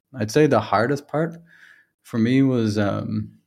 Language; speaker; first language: English; native; English